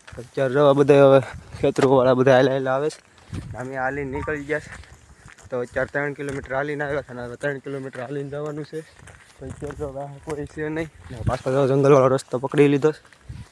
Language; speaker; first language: Gujarati; native; Gujarati